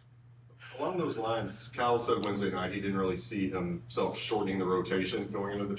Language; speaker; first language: English; native; English